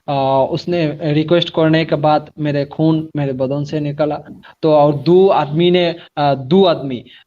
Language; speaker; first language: Hindi; non-native, learner; Bangla